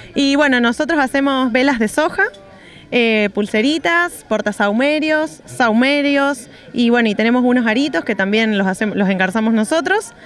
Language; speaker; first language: Spanish; native; Spanish